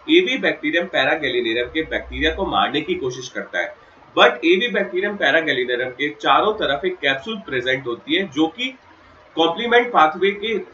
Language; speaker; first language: Hindi; native; Hindi